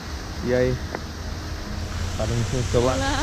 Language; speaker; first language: Portuguese; native; Portuguese